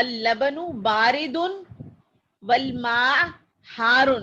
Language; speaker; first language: Arabic; non-native, learner; Urdu